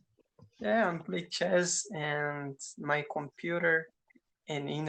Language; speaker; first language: English; non-native, learner; Portuguese